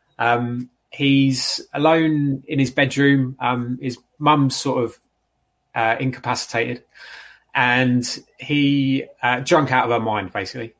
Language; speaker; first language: English; native; English